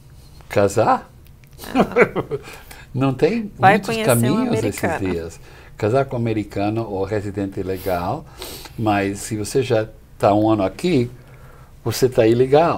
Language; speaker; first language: Portuguese; non-native, fluent; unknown